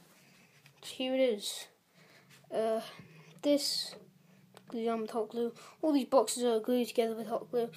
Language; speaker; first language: English; native; English